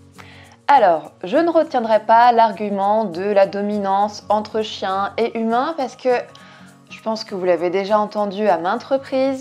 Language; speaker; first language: French; native; French